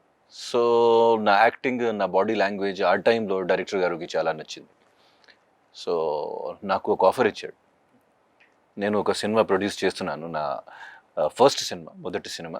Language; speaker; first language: Telugu; non-native, local second language; Hindi